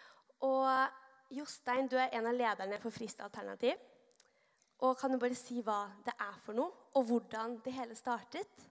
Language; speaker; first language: Norwegian; native; Norwegian